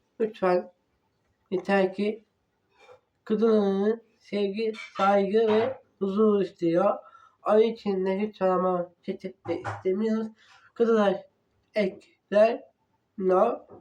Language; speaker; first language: Turkish; non-native, learner; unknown